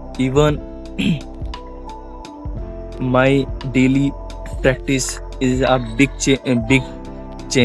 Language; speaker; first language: English; non-native, learner; Hindi